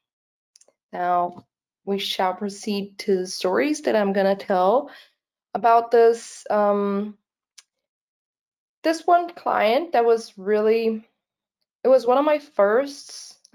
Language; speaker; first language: English; non-native, fluent; Portuguese